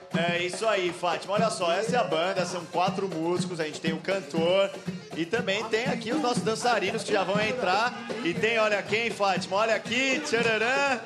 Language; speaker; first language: Portuguese; native; Portuguese